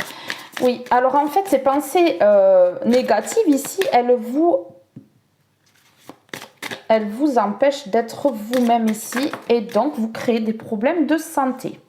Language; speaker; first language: French; native; French